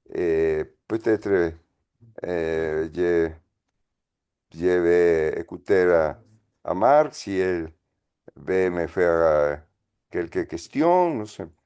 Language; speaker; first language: French; non-native, fluent; Spanish